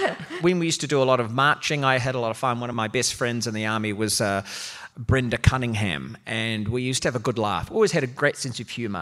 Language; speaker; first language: English; native; English